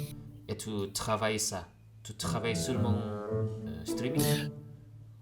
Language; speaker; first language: French; non-native, learner; Indonesian